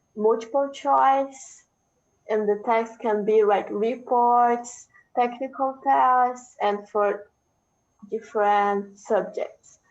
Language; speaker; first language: English; non-native, fluent; Portuguese